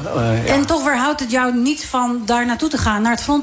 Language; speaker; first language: Dutch; native; Dutch